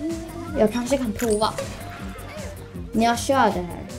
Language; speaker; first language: Swedish; early bilingual, other home language; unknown